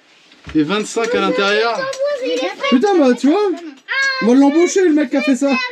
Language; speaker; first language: French; native; French